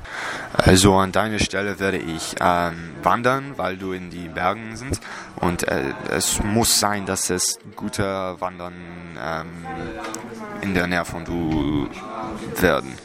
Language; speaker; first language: German; non-native, learner; English